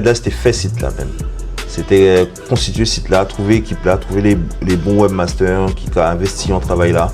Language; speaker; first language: French; non-native, local second language; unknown